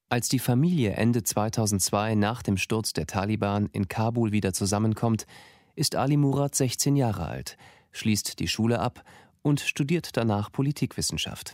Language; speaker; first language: German; native; German